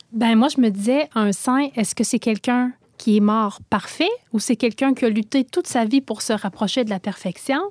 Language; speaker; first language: French; native; French